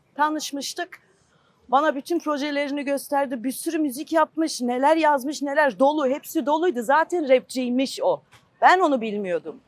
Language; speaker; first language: Turkish; non-native, fluent; Albanian